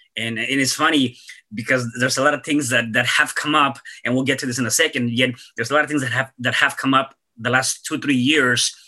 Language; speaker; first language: English; early bilingual, other home language; Spanish